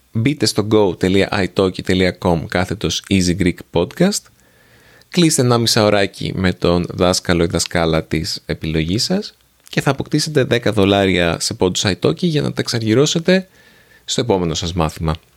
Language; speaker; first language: Greek; native; Greek